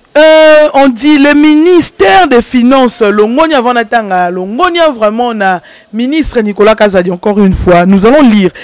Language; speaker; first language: French; non-native, local second language; Lingala